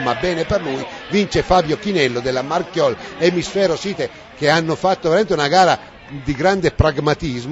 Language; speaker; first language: Italian; native; Italian